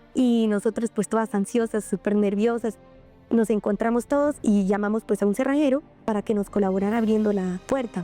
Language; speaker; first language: Spanish; native; Spanish